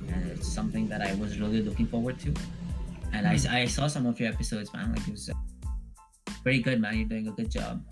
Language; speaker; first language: English; early bilingual, other home language; Hindi